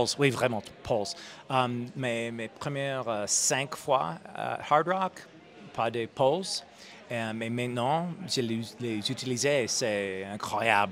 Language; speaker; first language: French; non-native, learner; English